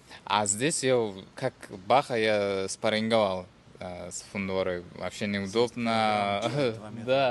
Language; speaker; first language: Russian; non-native, fluent; Uzbek